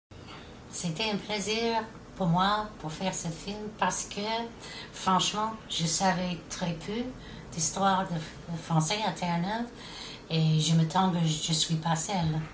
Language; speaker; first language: French; non-native, local second language; English